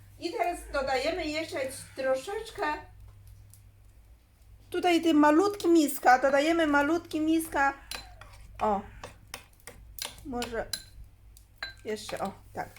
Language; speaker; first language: Polish; non-native, learner; Chinese